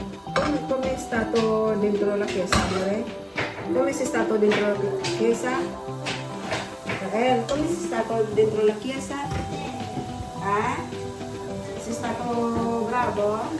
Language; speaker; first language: Italian; non-native, fluent; Filipino